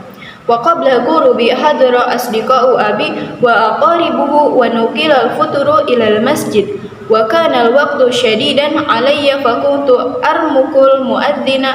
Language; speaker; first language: Arabic; non-native, learner; Indonesian